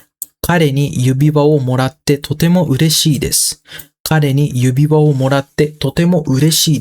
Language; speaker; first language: Japanese; non-native, fluent; Sinhala